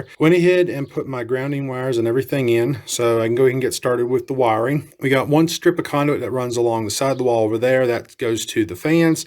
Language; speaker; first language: English; native; English